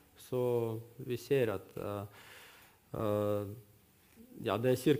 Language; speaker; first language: Norwegian; non-native, fluent; Russian